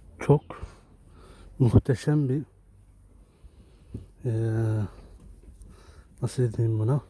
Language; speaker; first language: Turkish; early bilingual, heritage; Turkish